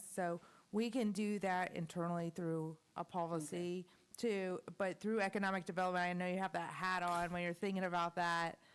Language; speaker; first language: English; native; English